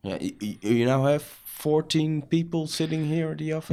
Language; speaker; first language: English; non-native, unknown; Dutch